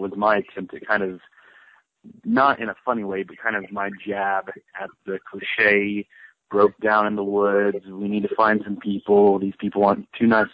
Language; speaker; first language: English; native; English